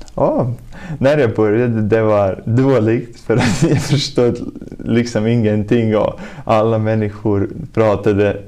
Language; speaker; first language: Swedish; non-native, fluent; Latvian